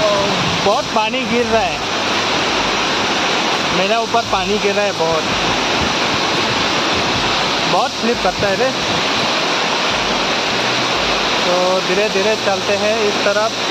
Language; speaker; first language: Hindi; non-native, local second language; Kok Borok